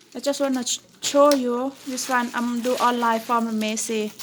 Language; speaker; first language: English; non-native, learner; Thai